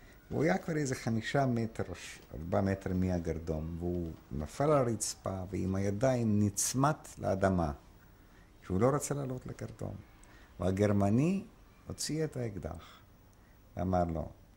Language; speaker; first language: Hebrew; non-native, fluent; Polish